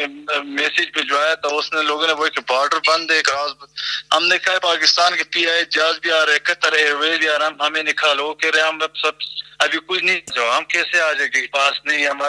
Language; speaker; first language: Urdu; non-native, fluent; Pashto